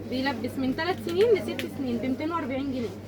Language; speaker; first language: Arabic; native; Arabic